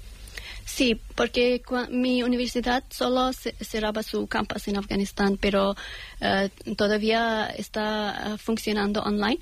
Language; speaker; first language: Spanish; non-native, learner; Persian